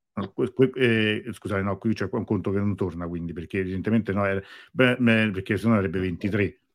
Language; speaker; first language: Italian; native; Italian